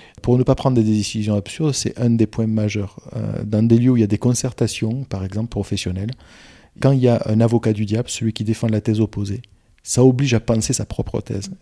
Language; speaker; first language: French; native; French